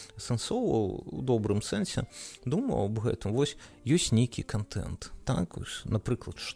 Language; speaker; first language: Belarusian; non-native, local second language; Russian